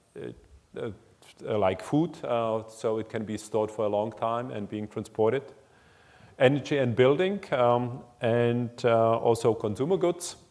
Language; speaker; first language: English; non-native, fluent; German